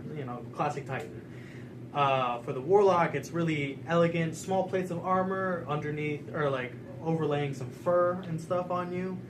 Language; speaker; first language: English; native; English